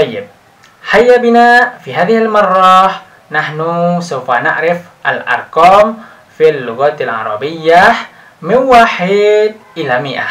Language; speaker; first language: Arabic; non-native, learner; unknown